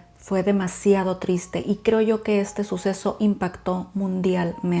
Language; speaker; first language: Spanish; native; Spanish